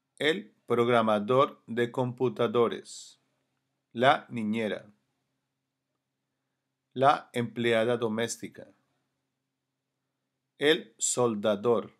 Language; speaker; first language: Spanish; non-native, learner; English